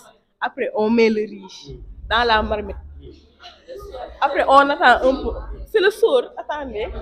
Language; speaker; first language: French; non-native, local second language; Wolof